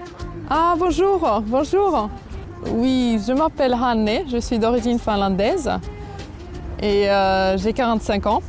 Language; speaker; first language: French; non-native, fluent; Finnish